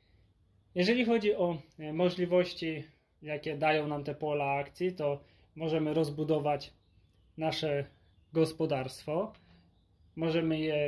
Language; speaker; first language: Polish; native; Polish